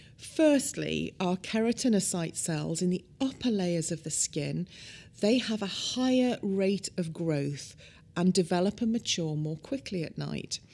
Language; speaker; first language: English; native; English